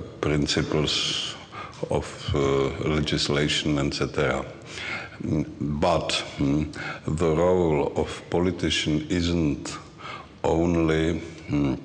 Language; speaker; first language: English; non-native, learner; Czech